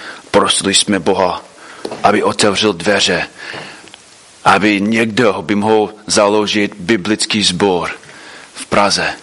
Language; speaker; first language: Czech; non-native, fluent; English